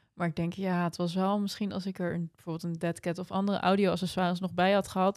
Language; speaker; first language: Dutch; native; Dutch